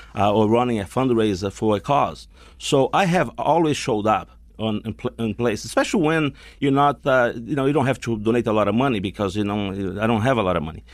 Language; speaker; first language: English; non-native, fluent; Portuguese